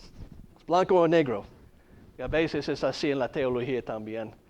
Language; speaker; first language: Spanish; non-native, fluent; English